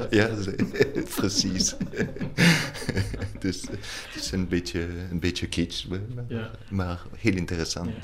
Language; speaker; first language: Dutch; non-native, learner; French